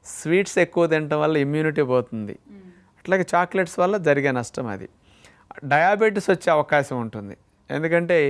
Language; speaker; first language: Telugu; native; Telugu